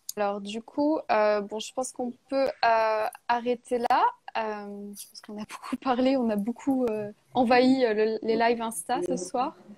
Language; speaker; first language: French; native; French